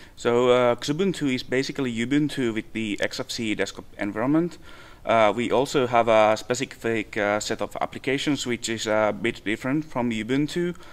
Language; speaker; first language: English; non-native, fluent; Finnish